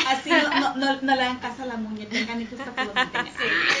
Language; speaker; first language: Spanish; native; Spanish